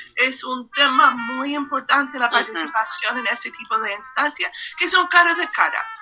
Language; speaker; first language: Spanish; non-native, fluent; English